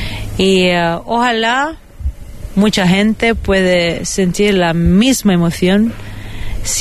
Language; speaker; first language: Spanish; non-native, fluent; Italian